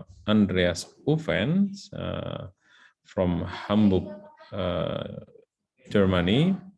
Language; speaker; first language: English; non-native, learner; Indonesian